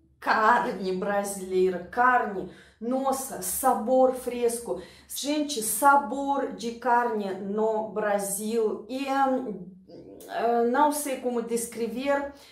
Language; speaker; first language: Portuguese; non-native, fluent; Russian